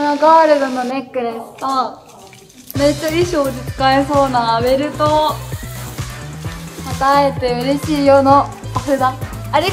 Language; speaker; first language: Japanese; native; Japanese